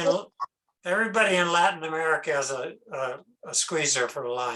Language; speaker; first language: English; native; English